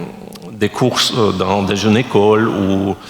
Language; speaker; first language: French; non-native, fluent; Russian